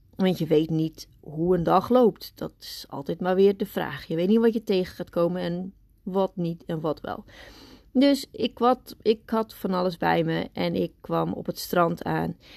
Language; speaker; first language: Dutch; native; Dutch